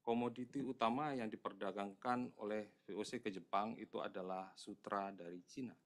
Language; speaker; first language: Indonesian; native; Indonesian